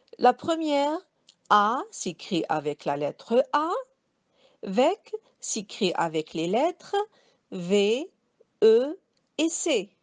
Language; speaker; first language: French; non-native, local second language; Arabic